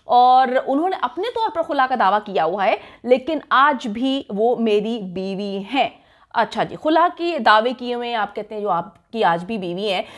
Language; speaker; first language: Urdu; native; Urdu